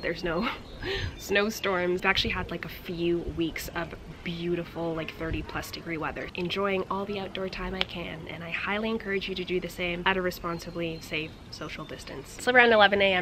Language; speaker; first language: English; early bilingual, other home language; Russian